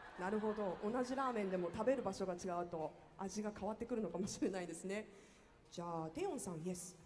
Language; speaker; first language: Japanese; native; Japanese